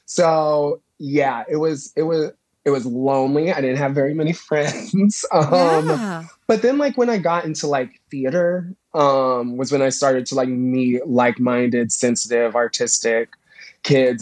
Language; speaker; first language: English; native; English